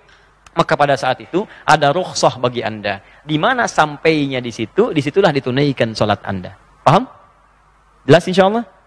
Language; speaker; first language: Indonesian; native; Indonesian